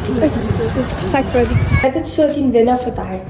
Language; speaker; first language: Danish; native; Danish